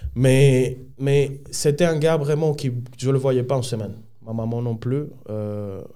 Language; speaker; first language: French; non-native, fluent; Spanish